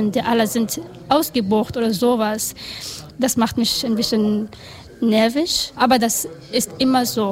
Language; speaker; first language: German; non-native, learner; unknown